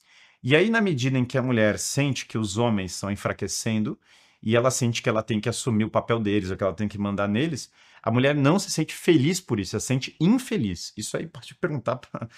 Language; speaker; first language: Portuguese; native; Portuguese